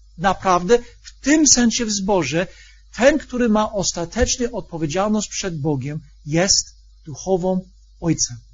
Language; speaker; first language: Polish; non-native, fluent; English